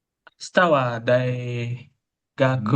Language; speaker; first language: Japanese; non-native, learner; Indonesian